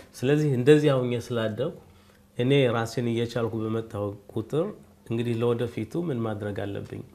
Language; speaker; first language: Amharic; native; Amharic